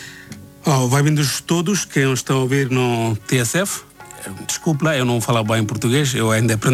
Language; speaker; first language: Portuguese; non-native, learner; Bangla